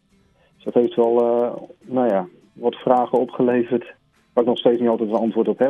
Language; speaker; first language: Dutch; native; Dutch